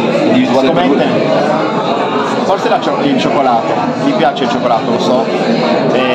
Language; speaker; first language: Italian; non-native, fluent; French